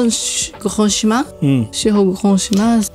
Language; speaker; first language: French; non-native, learner; Japanese